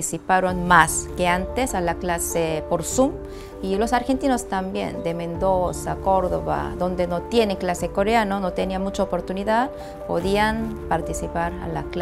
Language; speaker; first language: Spanish; non-native, learner; Korean